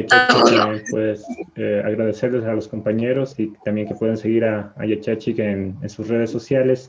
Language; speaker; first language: Spanish; native; Spanish